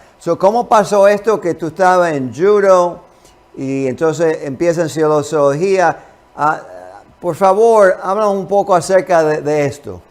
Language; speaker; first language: Spanish; non-native, fluent; English